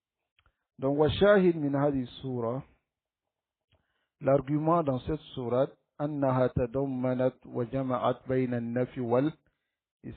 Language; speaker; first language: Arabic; non-native, fluent; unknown